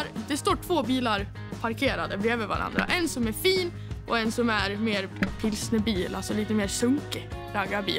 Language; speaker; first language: Swedish; native; Swedish